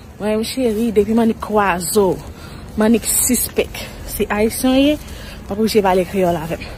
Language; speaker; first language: Haitian Creole; native; Haitian Creole